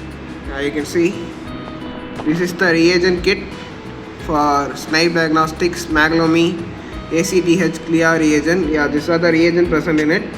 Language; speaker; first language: English; non-native, local second language; Tamil